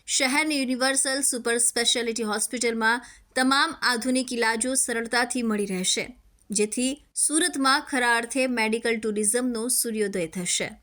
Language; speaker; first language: Gujarati; native; Gujarati